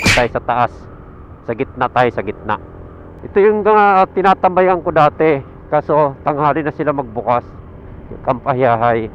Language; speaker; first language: Filipino; native; Filipino